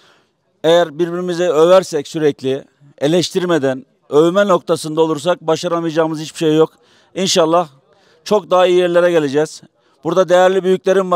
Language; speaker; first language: Turkish; native; Turkish